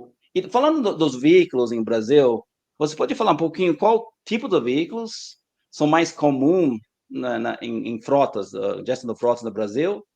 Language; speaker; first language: Portuguese; non-native, learner; English